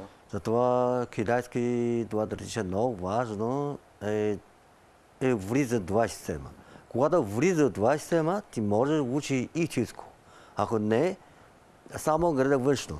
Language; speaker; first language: Bulgarian; non-native, learner; Chinese